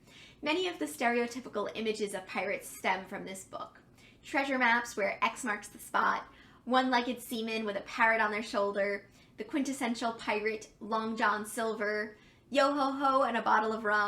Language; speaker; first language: English; native; English